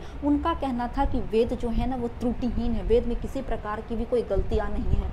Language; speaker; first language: Hindi; native; Hindi